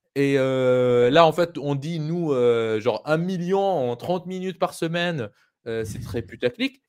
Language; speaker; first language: French; non-native, local second language; Arabic